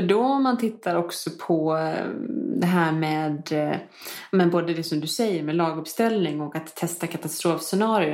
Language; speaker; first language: Swedish; native; Swedish